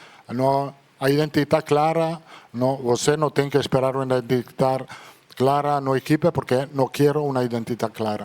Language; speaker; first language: Portuguese; non-native, learner; Italian